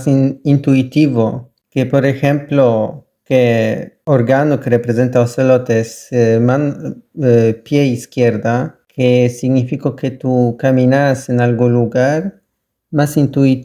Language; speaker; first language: Spanish; non-native, learner; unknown